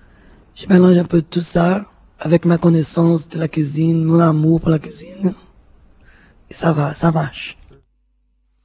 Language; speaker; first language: French; non-native, fluent; Portuguese